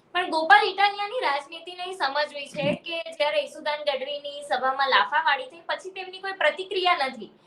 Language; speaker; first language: Gujarati; native; Gujarati